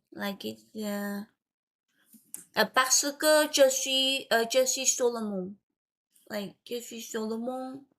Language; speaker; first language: French; non-native, learner; Vietnamese